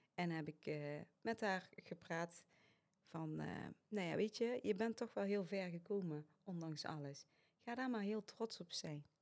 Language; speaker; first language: Dutch; early bilingual, other home language; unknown